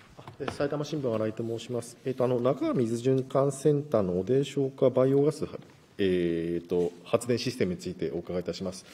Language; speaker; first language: Japanese; native; Japanese